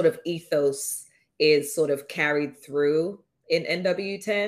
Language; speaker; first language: English; native; English